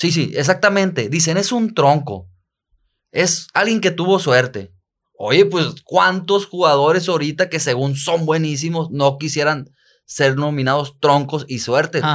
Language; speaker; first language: Spanish; native; Spanish